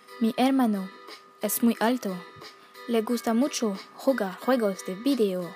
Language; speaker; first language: Spanish; non-native, learner; French